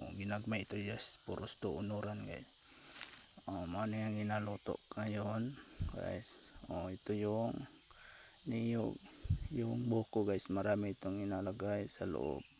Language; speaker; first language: Filipino; non-native, local second language; Cebuano